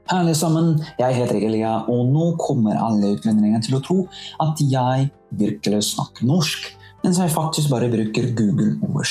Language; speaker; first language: Norwegian; non-native, learner; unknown